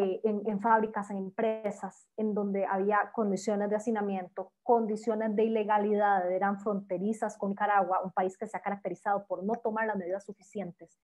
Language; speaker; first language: Spanish; native; Spanish